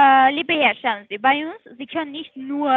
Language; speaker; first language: German; non-native, learner; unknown